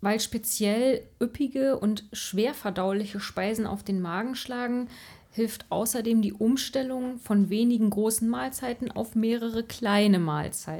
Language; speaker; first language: German; native; German